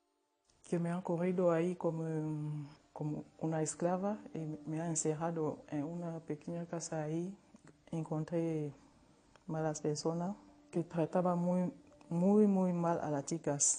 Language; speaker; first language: Spanish; non-native, learner; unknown